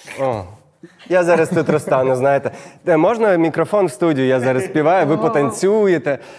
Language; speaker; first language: Ukrainian; native; Ukrainian